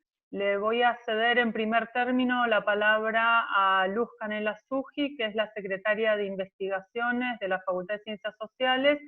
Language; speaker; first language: Spanish; native; Spanish